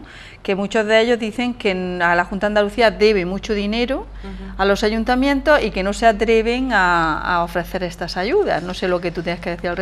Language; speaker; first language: Spanish; native; Spanish